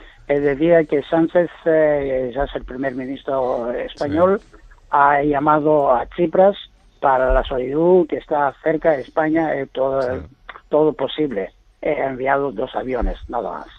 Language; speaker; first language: Spanish; non-native, learner; Greek